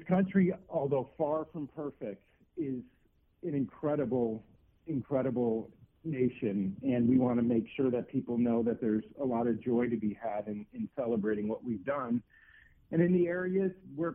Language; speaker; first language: English; native; English